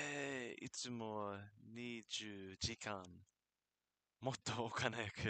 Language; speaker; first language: Japanese; non-native, learner; English